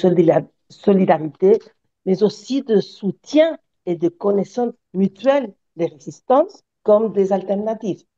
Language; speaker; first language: French; non-native, fluent; Spanish